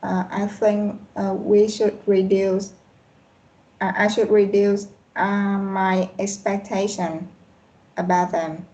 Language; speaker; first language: English; non-native, learner; Vietnamese